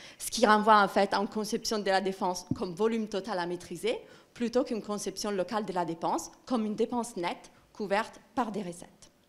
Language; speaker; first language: French; non-native, fluent; Italian